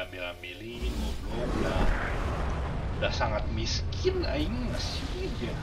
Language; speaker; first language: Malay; non-native, local second language; Sundanese